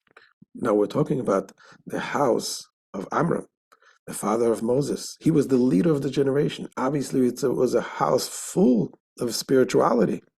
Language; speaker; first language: English; non-native, fluent; Hebrew